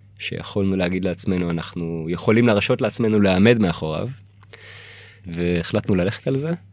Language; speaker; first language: Hebrew; early bilingual, other home language; Russian